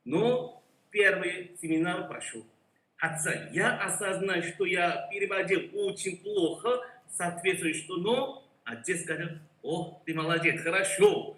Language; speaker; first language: Russian; non-native, learner; Korean